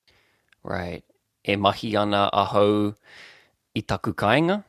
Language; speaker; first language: Māori; non-native, learner; English